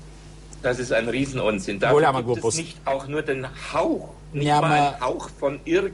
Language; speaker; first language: German; native; German